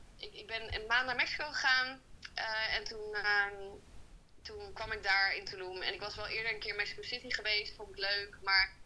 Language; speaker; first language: Dutch; native; Dutch